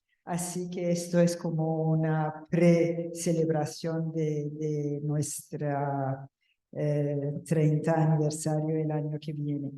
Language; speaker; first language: Spanish; non-native, local second language; Catalan